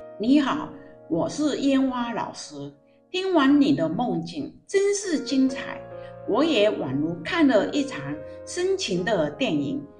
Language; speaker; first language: Chinese; native; Chinese